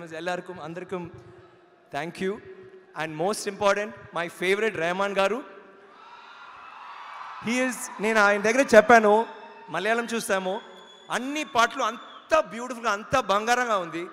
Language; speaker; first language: Telugu; non-native, learner; Tamil